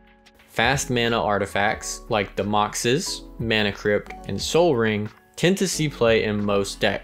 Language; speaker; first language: English; native; English